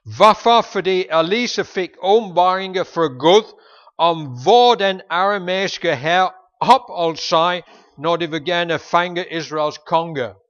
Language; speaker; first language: Danish; non-native, fluent; English